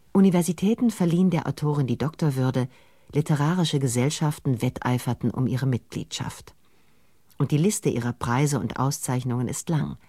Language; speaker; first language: German; native; German